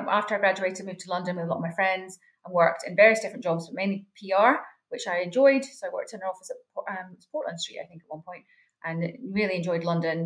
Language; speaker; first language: English; native; English